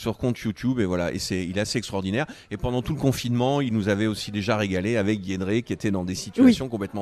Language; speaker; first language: French; native; French